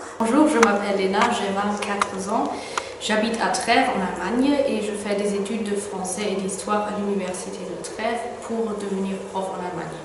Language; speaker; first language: French; non-native, fluent; German